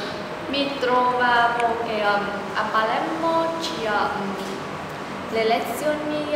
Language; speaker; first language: Italian; non-native, learner; Vietnamese